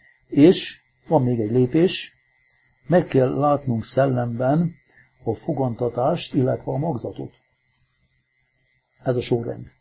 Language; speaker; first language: Hungarian; native; Hungarian